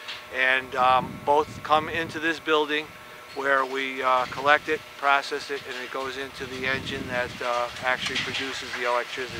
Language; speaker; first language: English; native; English